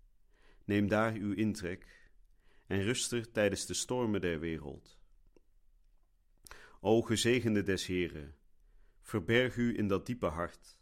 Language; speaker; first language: Dutch; native; Dutch